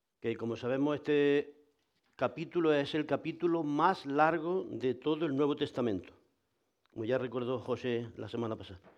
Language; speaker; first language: Spanish; native; Spanish